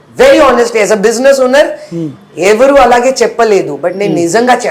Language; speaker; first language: Telugu; non-native, fluent; Hindi